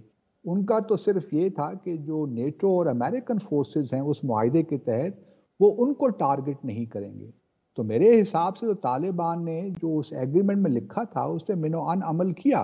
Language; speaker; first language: Urdu; native; Urdu